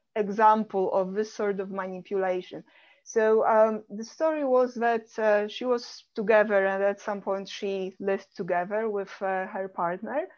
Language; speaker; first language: English; non-native, fluent; Polish